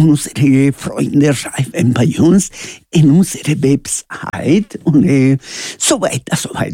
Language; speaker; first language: German; non-native, learner; Spanish